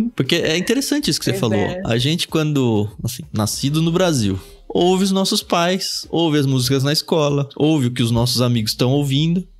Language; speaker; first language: Portuguese; native; Portuguese